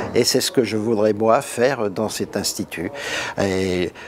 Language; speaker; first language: French; native; French